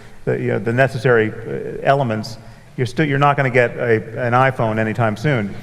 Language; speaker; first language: English; native; English